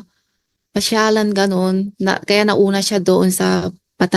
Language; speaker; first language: Filipino; non-native, learner; Chinese